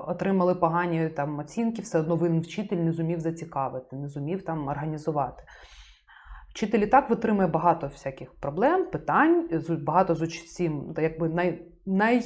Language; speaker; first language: Ukrainian; native; Ukrainian